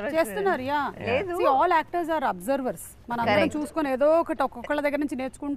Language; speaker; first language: Telugu; native; Telugu